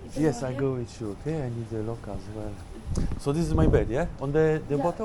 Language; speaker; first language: English; non-native, learner; Polish